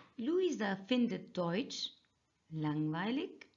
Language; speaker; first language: German; non-native, fluent; Turkish